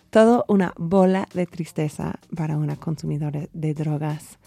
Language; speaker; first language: Spanish; non-native, fluent; English